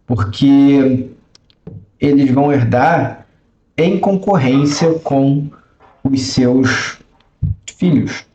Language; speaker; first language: Portuguese; native; Portuguese